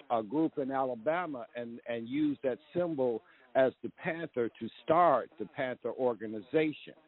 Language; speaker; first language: English; native; English